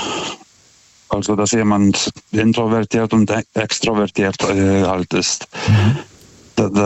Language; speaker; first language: German; non-native, fluent; Lithuanian